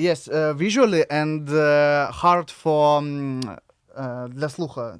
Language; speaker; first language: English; non-native, learner; Russian